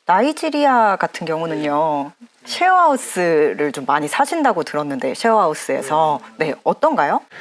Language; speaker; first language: Korean; native; Korean